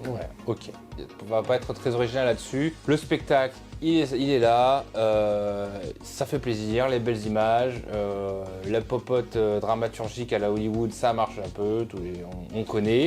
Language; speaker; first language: French; native; French